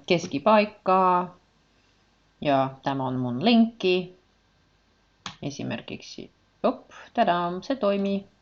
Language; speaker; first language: Finnish; non-native, learner; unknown